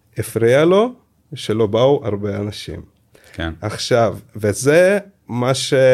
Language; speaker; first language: Hebrew; early bilingual, other home language; Russian